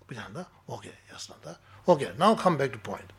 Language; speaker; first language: Russian; non-native, learner; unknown